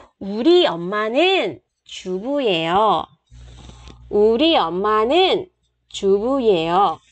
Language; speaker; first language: Korean; non-native, fluent; Vietnamese